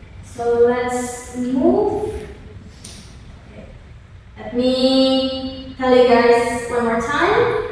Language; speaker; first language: English; non-native, fluent; Indonesian